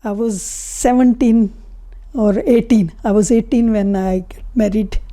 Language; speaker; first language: English; non-native, local second language; Punjabi